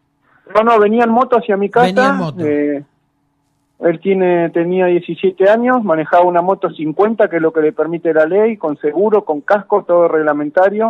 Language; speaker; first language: Spanish; native; Spanish